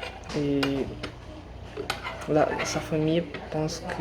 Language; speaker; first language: French; non-native, learner; Portuguese